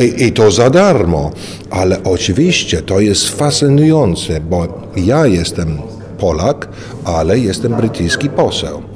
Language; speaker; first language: Polish; early bilingual, heritage; Polish